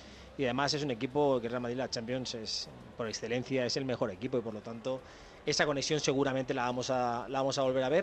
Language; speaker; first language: Spanish; native; Spanish